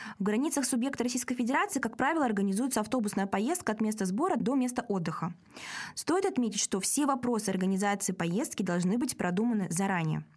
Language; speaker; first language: Russian; native; Russian